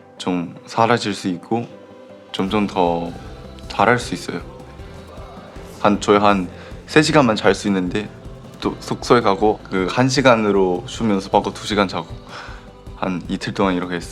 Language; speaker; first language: Korean; non-native, learner; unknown